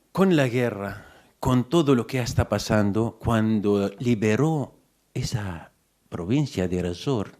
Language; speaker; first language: Spanish; non-native, fluent; Arabic